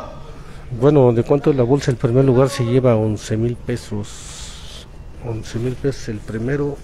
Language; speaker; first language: Spanish; native; Spanish